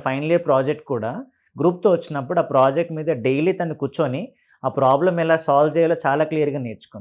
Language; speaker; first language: Telugu; native; Telugu